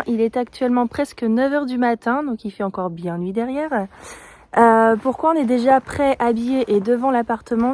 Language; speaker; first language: French; native; French